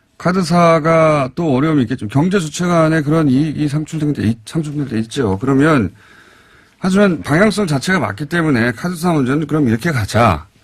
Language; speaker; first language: Korean; native; Korean